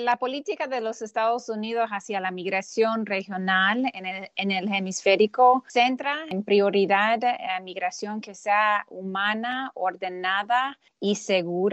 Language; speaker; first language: Spanish; non-native, fluent; English